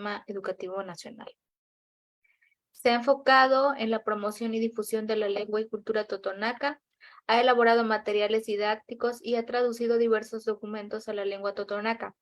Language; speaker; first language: Spanish; native; Spanish